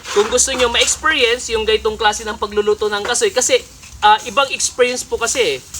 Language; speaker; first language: Filipino; non-native, local second language; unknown